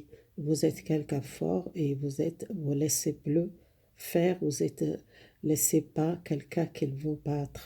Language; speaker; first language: French; non-native, learner; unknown